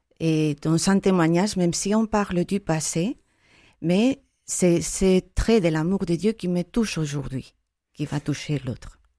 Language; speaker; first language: French; non-native, fluent; Spanish